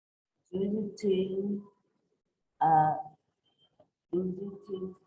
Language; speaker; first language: English; non-native, learner; Vietnamese